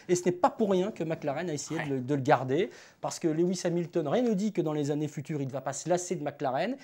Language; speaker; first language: French; native; French